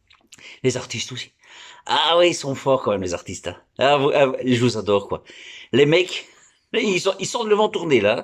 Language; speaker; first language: French; native; French